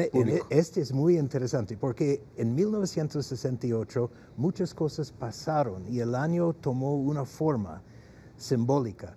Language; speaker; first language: Spanish; non-native, fluent; English